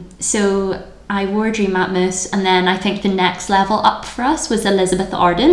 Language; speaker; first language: English; native; English